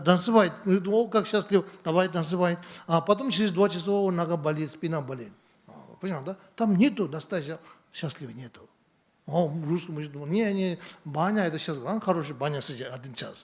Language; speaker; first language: Russian; non-native, learner; Tibetan